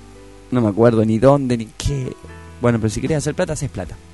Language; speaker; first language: Spanish; native; Spanish